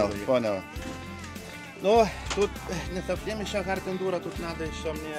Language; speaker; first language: Russian; non-native, local second language; Lithuanian